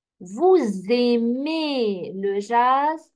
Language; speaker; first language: French; non-native, fluent; Arabic